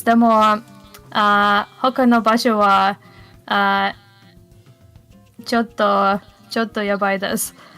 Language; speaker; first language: Japanese; non-native, learner; English